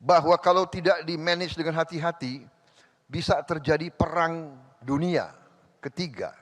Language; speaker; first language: Indonesian; native; Indonesian